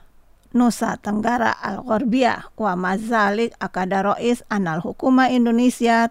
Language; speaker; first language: Arabic; non-native, fluent; Indonesian